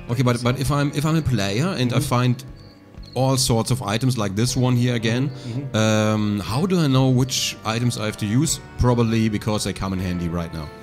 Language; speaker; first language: English; non-native, fluent; German